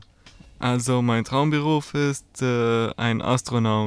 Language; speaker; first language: German; non-native, learner; Arabic